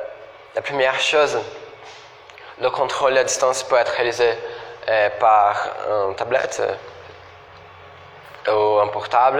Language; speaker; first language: French; non-native, fluent; Portuguese